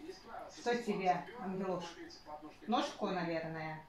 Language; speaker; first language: Russian; native; Russian